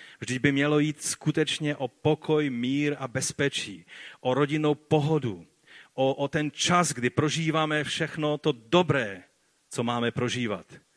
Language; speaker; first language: Czech; non-native, fluent; Polish